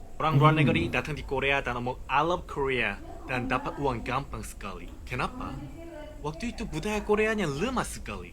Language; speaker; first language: Indonesian; non-native, fluent; Korean